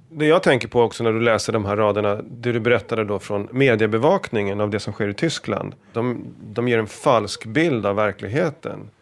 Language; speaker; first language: Swedish; native; Swedish